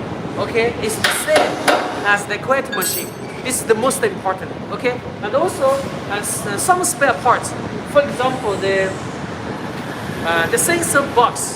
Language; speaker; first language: English; non-native, learner; Chinese